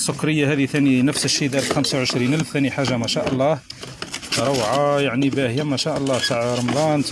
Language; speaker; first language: Arabic; native; Arabic